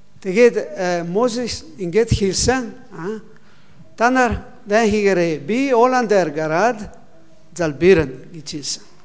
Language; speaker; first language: Mongolian; non-native, learner; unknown